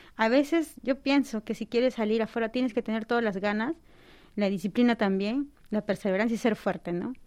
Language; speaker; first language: Spanish; native; Spanish